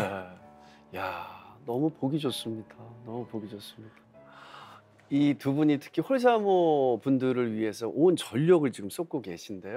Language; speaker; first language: Korean; native; Korean